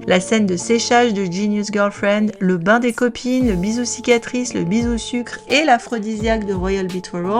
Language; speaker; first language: French; native; French